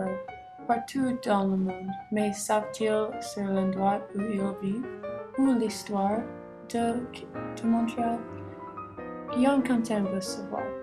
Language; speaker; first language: French; non-native, learner; English